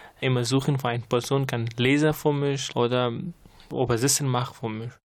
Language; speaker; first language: German; non-native, learner; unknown